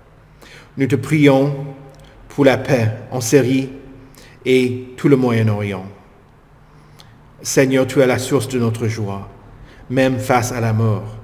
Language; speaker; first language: French; native; French